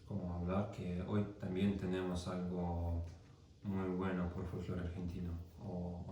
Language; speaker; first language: Spanish; non-native, fluent; Russian